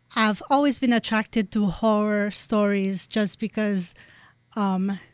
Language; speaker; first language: English; non-native, fluent; French